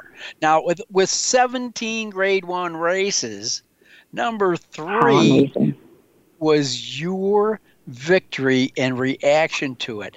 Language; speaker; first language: English; native; English